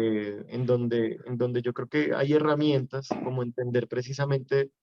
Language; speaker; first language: Spanish; native; Spanish